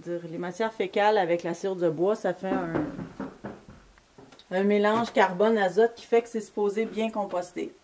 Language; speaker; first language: French; native; French